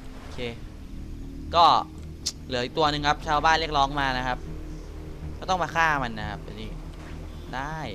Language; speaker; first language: Thai; native; Thai